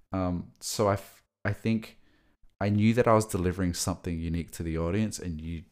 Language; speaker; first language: English; native; English